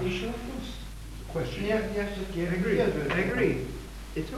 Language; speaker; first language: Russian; non-native, learner; English